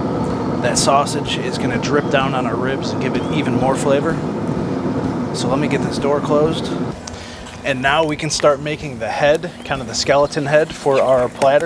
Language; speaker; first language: English; native; English